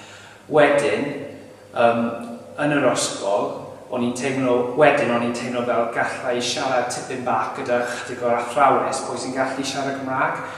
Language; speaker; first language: Welsh; non-native, learner; English